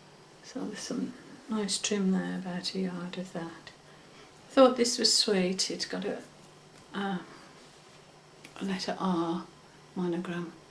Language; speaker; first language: English; native; English